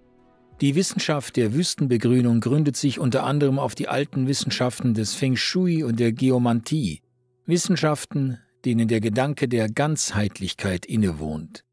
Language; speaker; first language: German; native; German